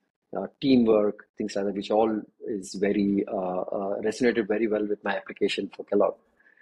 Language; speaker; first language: English; non-native, local second language; Kannada